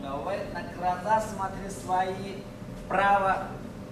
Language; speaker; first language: Russian; non-native, learner; Chinese